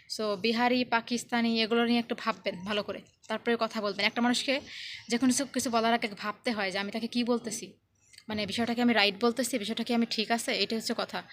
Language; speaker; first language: Bangla; native; Bangla